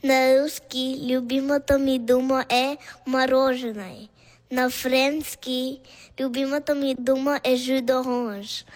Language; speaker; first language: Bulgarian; early bilingual, heritage; Bulgarian